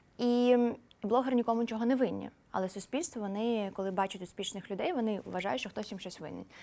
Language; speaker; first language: Ukrainian; non-native, local second language; Russian